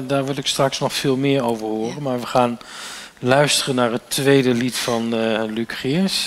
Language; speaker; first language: Dutch; native; Dutch